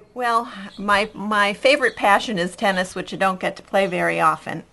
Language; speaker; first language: English; native; English